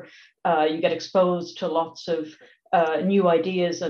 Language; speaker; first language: English; native; English